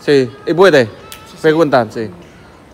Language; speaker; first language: Spanish; non-native, learner; Vietnamese